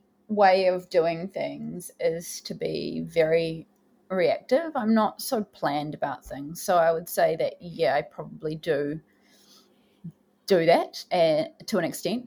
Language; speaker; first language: English; native; English